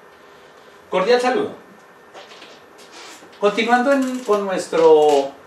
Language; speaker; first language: Spanish; native; Spanish